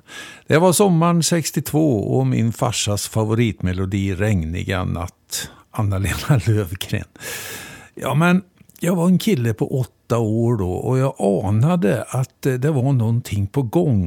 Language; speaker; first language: Swedish; native; Swedish